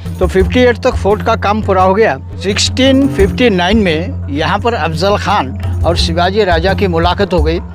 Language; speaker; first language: Hindi; non-native, local second language; Marathi